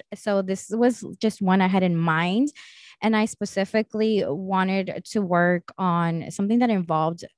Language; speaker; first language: English; early bilingual, other home language; Spanish